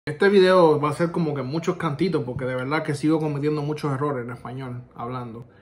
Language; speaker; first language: Spanish; native; Spanish